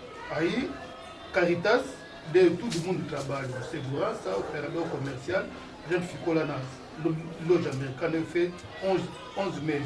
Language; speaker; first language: Portuguese; non-native, learner; Lingala